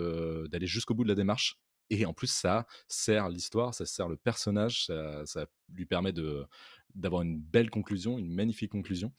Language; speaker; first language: French; native; French